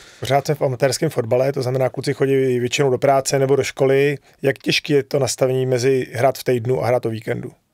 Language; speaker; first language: Czech; native; Czech